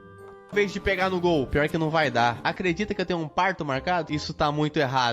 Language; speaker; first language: Portuguese; native; Portuguese